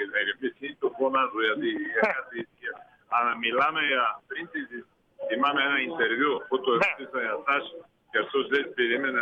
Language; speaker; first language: Greek; non-native, fluent; Bulgarian